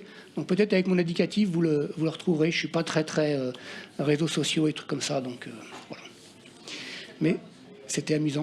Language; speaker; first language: French; native; French